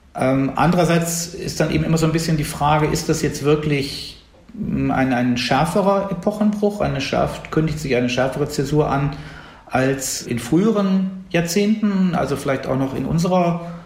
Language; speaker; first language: German; native; German